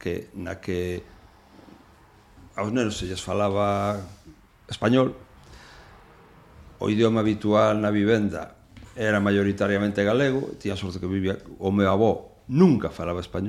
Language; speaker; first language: Galician; non-native, local second language; Spanish